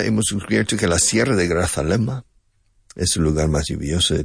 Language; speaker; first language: Spanish; non-native, fluent; English